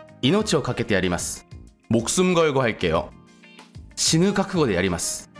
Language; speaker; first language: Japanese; non-native, fluent; Korean